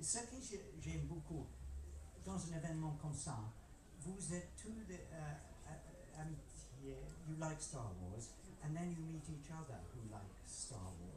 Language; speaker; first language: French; non-native, learner; English